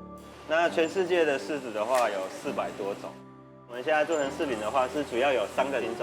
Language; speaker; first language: Chinese; native; Chinese